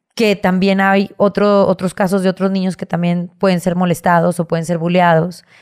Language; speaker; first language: Spanish; native; Spanish